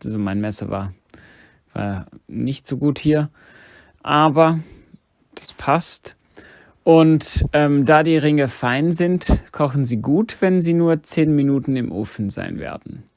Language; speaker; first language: German; non-native, fluent; English